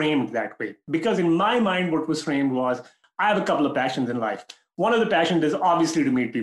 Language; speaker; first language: English; non-native, local second language; Urdu